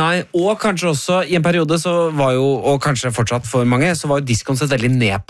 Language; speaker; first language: Norwegian; native; Norwegian